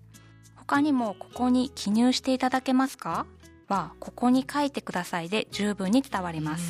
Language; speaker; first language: Japanese; native; Japanese